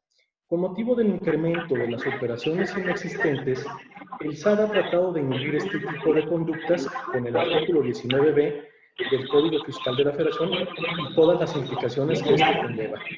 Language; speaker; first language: Spanish; native; Spanish